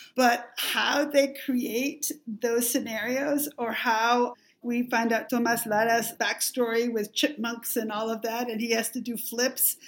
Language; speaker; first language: English; non-native, fluent; Spanish